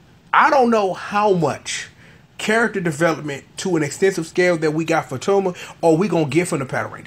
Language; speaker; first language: English; native; English